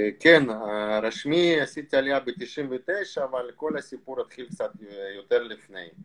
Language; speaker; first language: Hebrew; non-native, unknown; Russian